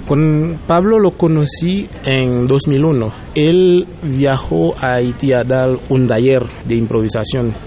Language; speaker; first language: Spanish; non-native, fluent; Haitian Creole